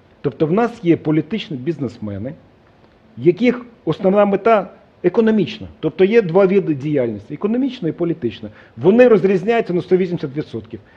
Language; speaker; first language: Ukrainian; non-native, local second language; Russian